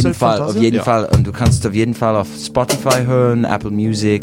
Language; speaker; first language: German; non-native, learner; English